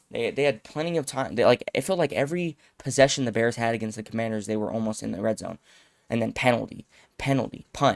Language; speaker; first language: English; native; English